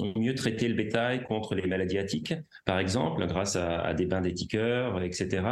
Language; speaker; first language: French; native; French